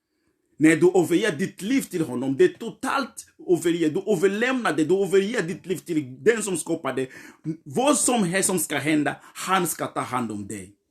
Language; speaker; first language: Swedish; non-native, fluent; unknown